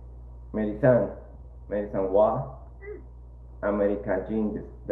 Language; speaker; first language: Japanese; non-native, learner; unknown